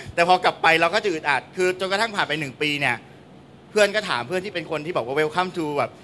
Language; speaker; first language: Thai; native; Thai